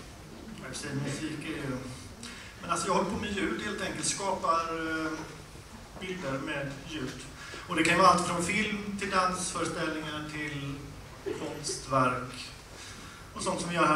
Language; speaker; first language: Swedish; native; Swedish